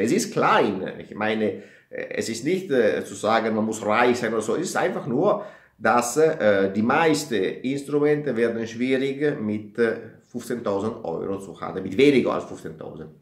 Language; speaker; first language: German; non-native, fluent; Italian